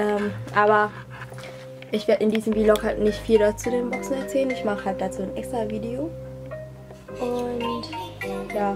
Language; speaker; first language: German; early bilingual, other home language; Vietnamese